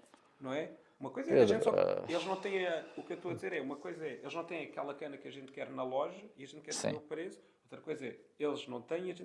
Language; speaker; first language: Portuguese; native; Portuguese